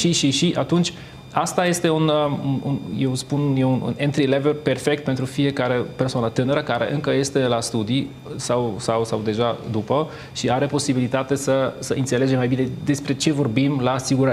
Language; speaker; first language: Romanian; non-native, fluent; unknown